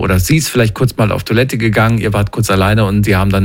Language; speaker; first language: German; native; German